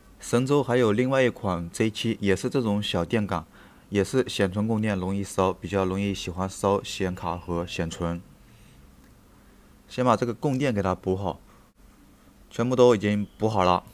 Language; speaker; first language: Chinese; native; Chinese